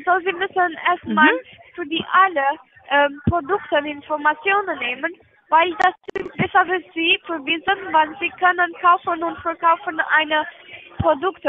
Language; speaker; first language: German; non-native, learner; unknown